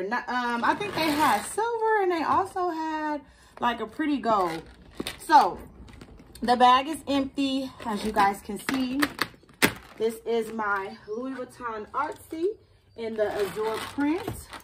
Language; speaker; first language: English; native; English